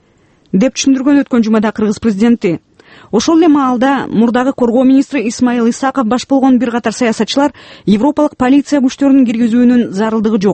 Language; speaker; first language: Kyrgyz; native; Kyrgyz